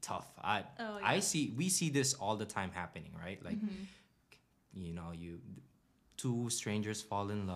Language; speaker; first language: English; non-native, local second language; Filipino